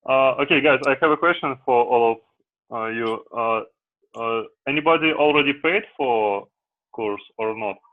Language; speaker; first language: English; non-native, learner; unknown